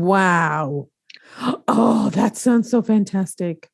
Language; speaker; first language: English; native; English